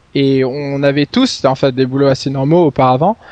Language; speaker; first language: French; non-native, fluent; Swedish